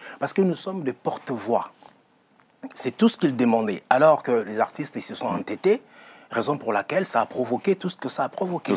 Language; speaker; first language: French; non-native, local second language; Lingala